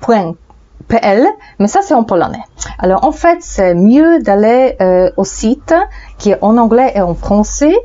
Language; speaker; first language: French; non-native, fluent; Polish